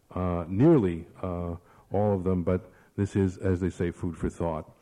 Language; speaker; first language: English; early bilingual, other home language; Spanish